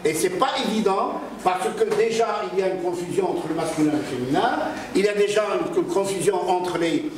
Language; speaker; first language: French; non-native, local second language; Arabic